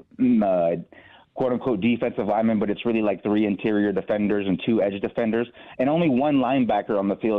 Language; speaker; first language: English; native; English